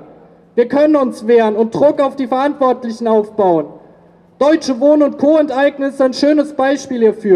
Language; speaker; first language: German; native; German